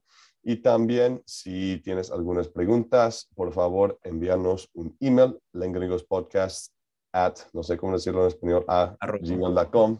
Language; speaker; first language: Spanish; non-native, learner; English